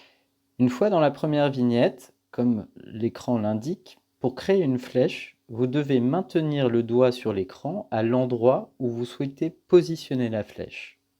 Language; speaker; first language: French; native; French